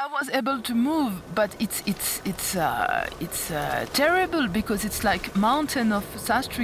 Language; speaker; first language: English; non-native, learner; French